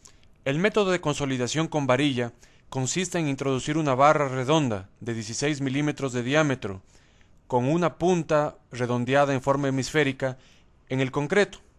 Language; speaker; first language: Spanish; native; Spanish